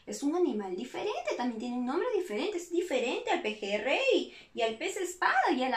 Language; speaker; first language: Spanish; native; Spanish